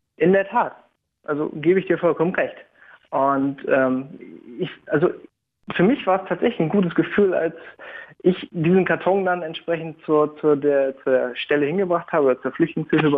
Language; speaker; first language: German; native; German